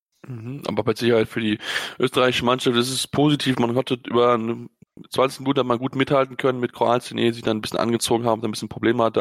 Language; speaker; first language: German; native; German